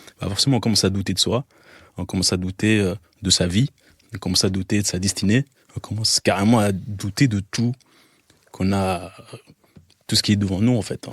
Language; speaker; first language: French; non-native, local second language; Arabic